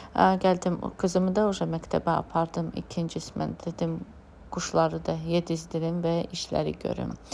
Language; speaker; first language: Azerbaijani; non-native, fluent; Lezghian